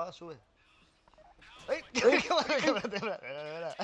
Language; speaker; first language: Spanish; native; Spanish